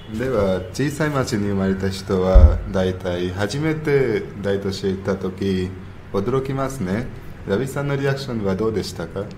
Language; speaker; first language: Japanese; non-native, learner; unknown